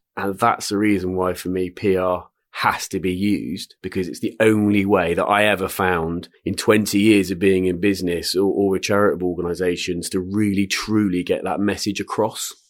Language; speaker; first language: English; native; English